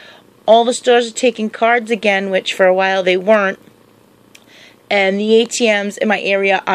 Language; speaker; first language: English; native; English